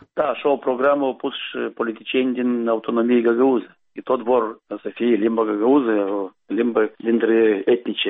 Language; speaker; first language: Romanian; non-native, local second language; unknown